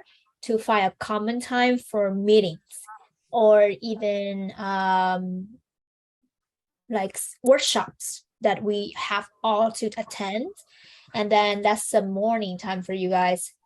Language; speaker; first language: English; non-native, fluent; Vietnamese